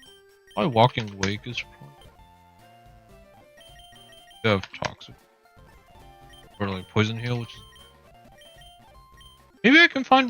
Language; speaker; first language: English; native; English